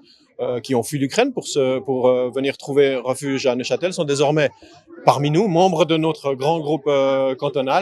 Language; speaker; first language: French; native; French